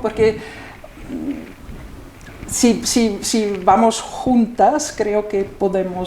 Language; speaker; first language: Spanish; non-native, fluent; German